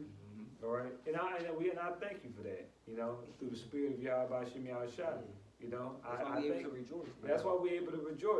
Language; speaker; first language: English; native; English